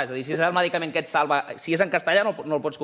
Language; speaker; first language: Catalan; native; Catalan